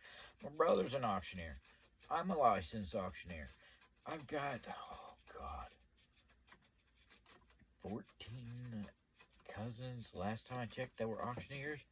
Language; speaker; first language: English; native; English